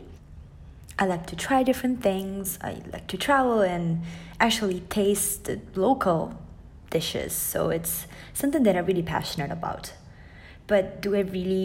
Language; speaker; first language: English; non-native, fluent; Italian